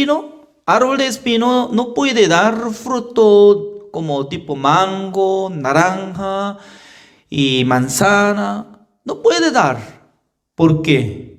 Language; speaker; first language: Spanish; non-native, fluent; Korean